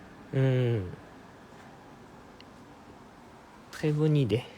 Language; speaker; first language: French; non-native, learner; Japanese